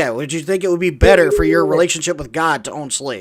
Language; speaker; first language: English; native; English